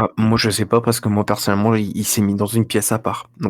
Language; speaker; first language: French; native; French